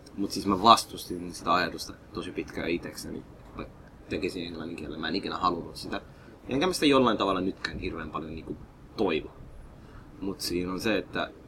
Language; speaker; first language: Finnish; early bilingual, other home language; Somali